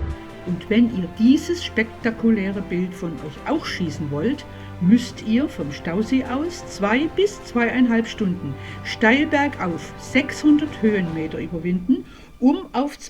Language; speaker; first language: German; native; German